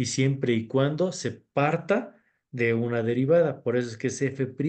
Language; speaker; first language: Spanish; native; Spanish